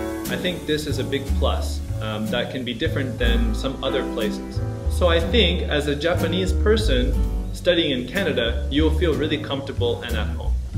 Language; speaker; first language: English; native; English